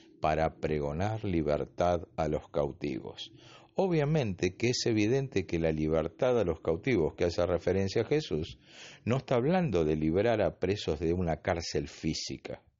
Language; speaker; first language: Spanish; native; Spanish